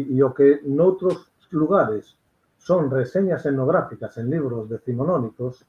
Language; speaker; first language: Spanish; non-native, local second language; Galician